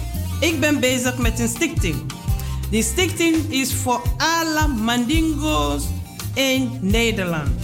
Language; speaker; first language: Dutch; non-native, fluent; Mandingo